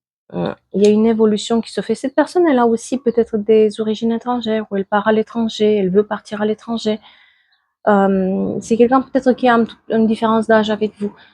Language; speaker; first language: French; native; French